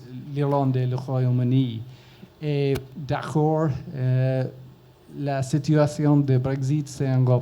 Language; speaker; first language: French; non-native, learner; English